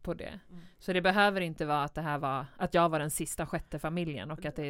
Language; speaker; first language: Swedish; native; Swedish